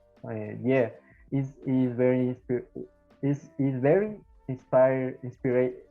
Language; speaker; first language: English; non-native, learner; Spanish